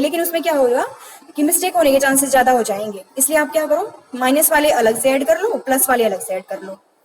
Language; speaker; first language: Hindi; native; Hindi